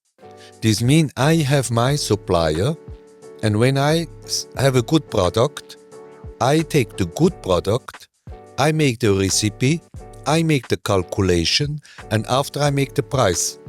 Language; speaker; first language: English; non-native, learner; German